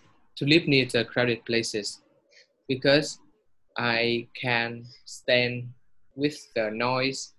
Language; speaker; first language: English; non-native, learner; Vietnamese